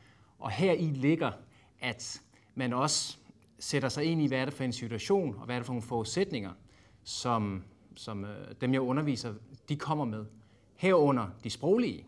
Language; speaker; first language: Danish; native; Danish